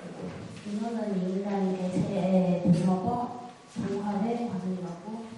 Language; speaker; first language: Korean; non-native, fluent; Chinese